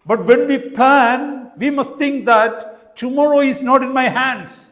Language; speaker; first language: English; non-native, local second language; Malayalam